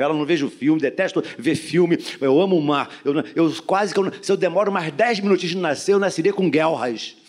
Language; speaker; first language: Portuguese; native; Portuguese